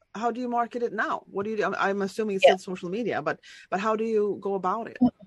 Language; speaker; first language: English; non-native, fluent; Swedish